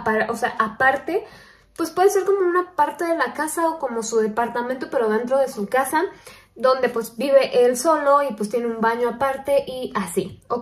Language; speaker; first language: Spanish; native; Spanish